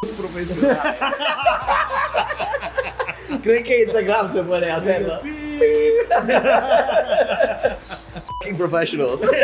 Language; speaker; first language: Spanish; non-native, learner; English